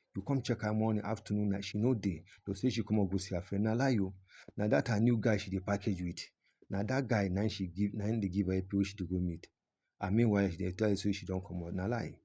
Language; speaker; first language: Nigerian Pidgin; non-native, local second language; Yoruba